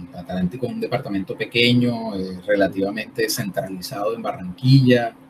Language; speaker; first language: Spanish; native; Spanish